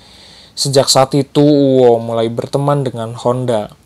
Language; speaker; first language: Indonesian; native; Indonesian